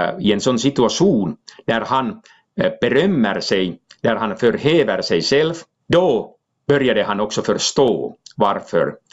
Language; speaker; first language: Swedish; non-native, local second language; Finnish